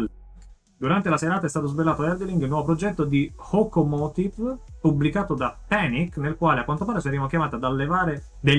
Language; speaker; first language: Italian; native; Italian